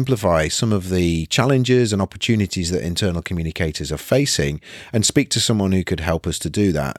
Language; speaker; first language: English; native; English